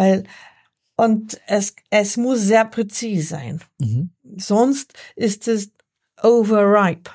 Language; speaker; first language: German; non-native, learner; French